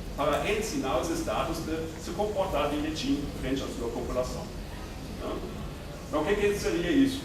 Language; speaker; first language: Portuguese; non-native, fluent; German